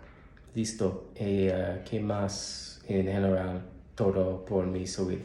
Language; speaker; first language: Spanish; non-native, learner; English